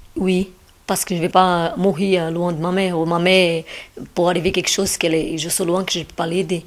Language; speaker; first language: French; non-native, learner; Portuguese